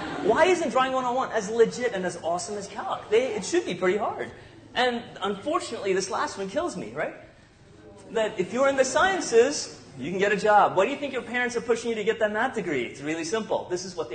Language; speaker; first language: English; non-native, local second language; Tamil